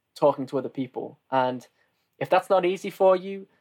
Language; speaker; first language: English; native; English